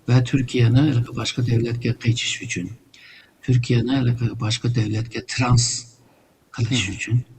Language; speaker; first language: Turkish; non-native, learner; Uyghur